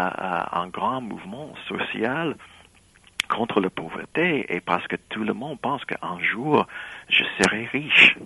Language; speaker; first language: French; non-native, fluent; English